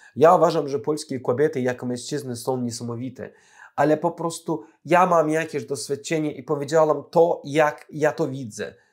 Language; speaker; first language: Polish; non-native, fluent; Azerbaijani